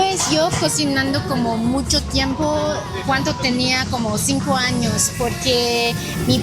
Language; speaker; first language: Spanish; non-native, learner; Chinese